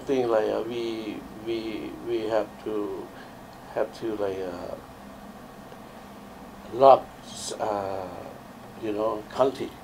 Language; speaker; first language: English; non-native, learner; Lao